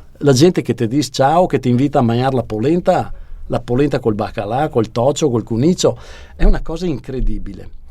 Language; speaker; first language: Italian; native; Italian